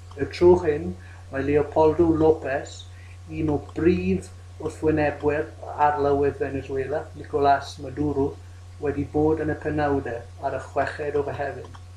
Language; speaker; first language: Welsh; non-native, local second language; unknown